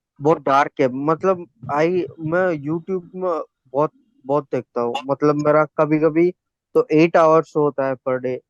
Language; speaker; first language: Hindi; non-native, local second language; Kannada